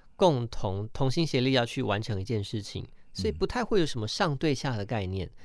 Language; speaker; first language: Chinese; native; Chinese